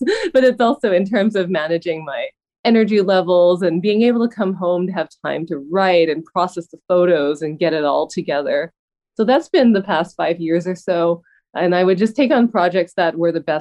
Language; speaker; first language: English; native; English